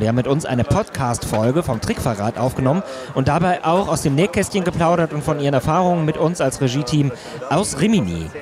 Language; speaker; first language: German; native; German